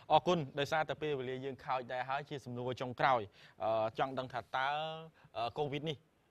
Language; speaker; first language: Khmer; native; Khmer